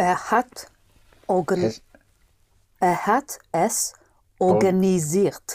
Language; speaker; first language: German; non-native, learner; English